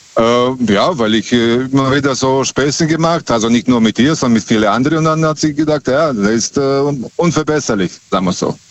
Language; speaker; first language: German; non-native, fluent; Serbian